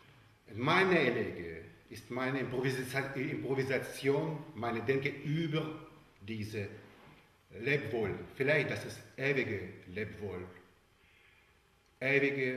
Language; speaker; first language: German; non-native, learner; Russian